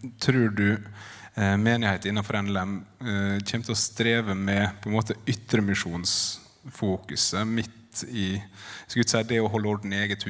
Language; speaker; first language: Norwegian; native; Norwegian